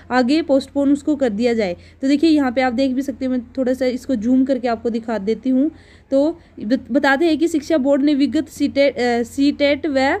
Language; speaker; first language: Hindi; native; Hindi